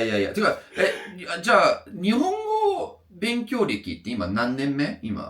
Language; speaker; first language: Japanese; non-native, fluent; English